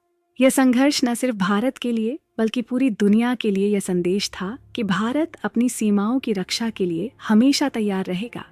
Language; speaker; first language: Hindi; native; Hindi